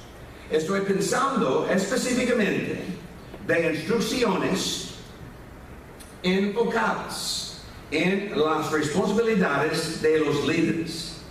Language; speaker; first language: Spanish; non-native, fluent; English